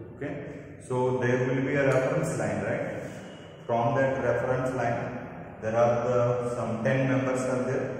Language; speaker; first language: English; non-native, local second language; Kannada